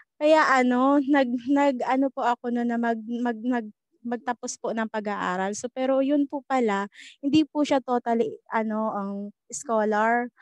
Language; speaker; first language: Filipino; non-native, local second language; Bikol